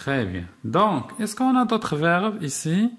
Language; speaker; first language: French; non-native, local second language; Arabic